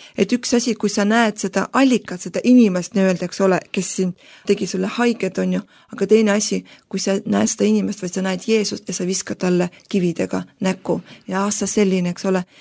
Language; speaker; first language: Estonian; non-native, local second language; Russian